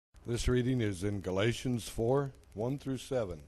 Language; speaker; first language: English; native; English